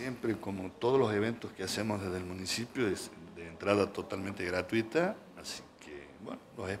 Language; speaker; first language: Spanish; native; Spanish